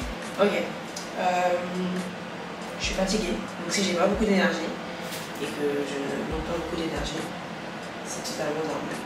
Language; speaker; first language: French; native; French